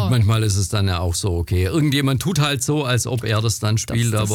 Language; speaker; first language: German; native; German